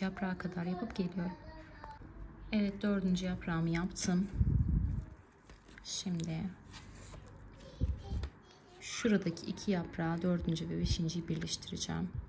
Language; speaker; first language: Turkish; native; Turkish